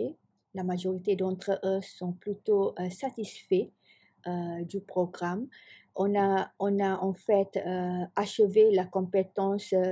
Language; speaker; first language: French; non-native, fluent; Malay